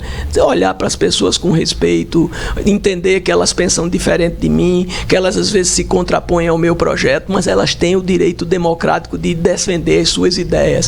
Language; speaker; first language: Portuguese; native; Portuguese